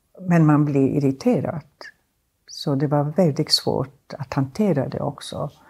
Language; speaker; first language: Swedish; non-native, fluent; German